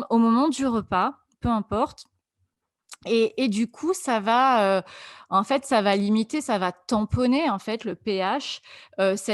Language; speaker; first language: French; native; French